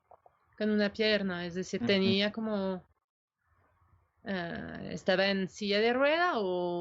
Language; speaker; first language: Spanish; non-native, fluent; French